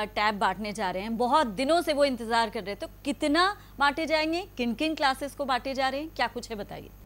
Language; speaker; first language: Hindi; native; Hindi